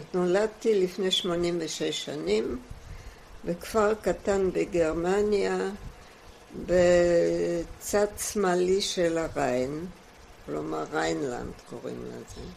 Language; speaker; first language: Hebrew; non-native, fluent; German